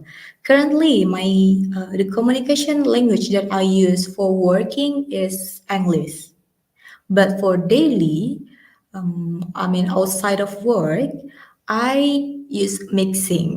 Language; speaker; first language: English; non-native, learner; Indonesian